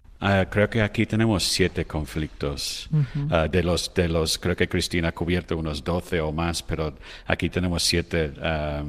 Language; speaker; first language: Spanish; non-native, fluent; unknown